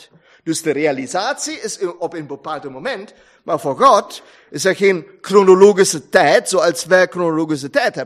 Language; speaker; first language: Dutch; non-native, fluent; German